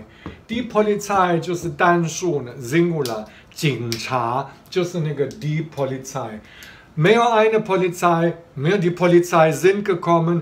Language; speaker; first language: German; non-native, fluent; Chinese